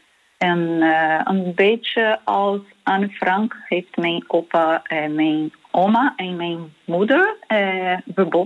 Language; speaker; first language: Dutch; non-native, learner; Portuguese